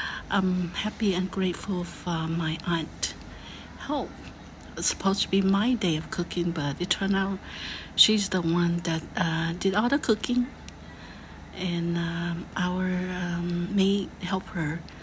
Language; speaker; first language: English; non-native, fluent; Vietnamese